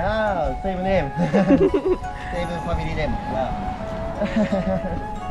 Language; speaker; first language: English; non-native, learner; Japanese